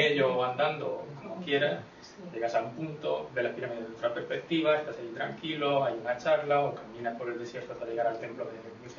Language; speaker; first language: Spanish; native; Spanish